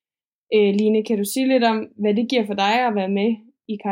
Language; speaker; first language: Danish; native; Danish